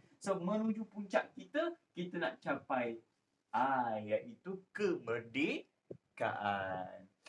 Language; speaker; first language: Malay; native; Malay